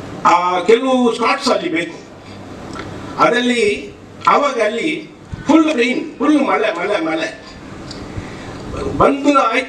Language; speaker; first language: Kannada; non-native, learner; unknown